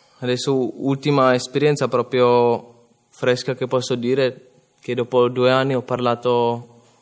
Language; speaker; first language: Italian; non-native, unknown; Czech